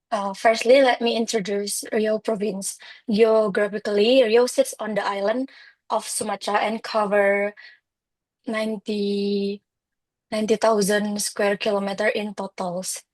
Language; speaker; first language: English; non-native, learner; Indonesian